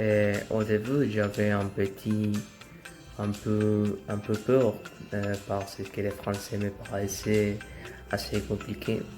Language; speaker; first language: French; non-native, learner; Spanish